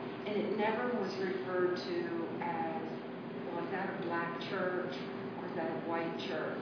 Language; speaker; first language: English; native; English